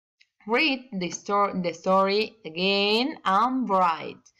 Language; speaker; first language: English; non-native, learner; Spanish